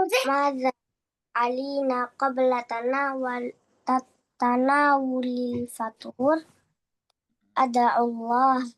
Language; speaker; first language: Arabic; non-native, learner; Indonesian